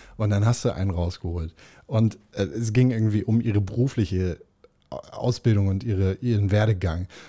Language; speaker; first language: German; native; German